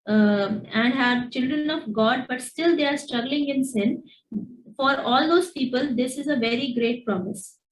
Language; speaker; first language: English; non-native, local second language; Hindi